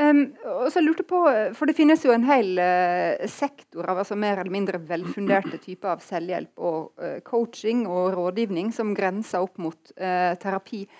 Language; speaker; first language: Norwegian; native; Norwegian